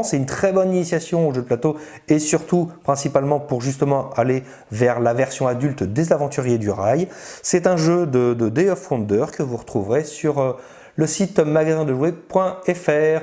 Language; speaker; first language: French; native; French